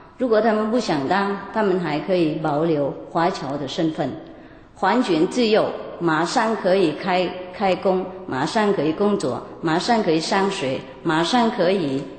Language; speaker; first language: Chinese; non-native, fluent; Vietnamese